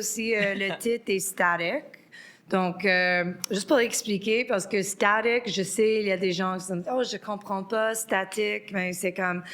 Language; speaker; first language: French; non-native, local second language; English